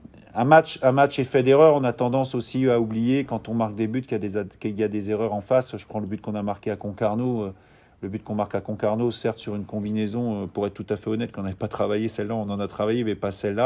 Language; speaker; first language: French; native; French